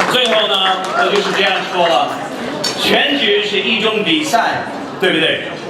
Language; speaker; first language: Chinese; non-native, fluent; English